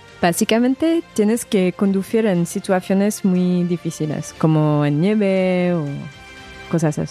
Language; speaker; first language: Spanish; non-native, fluent; French